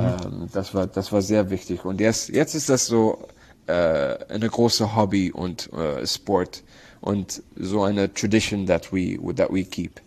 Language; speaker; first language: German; non-native, learner; Arabic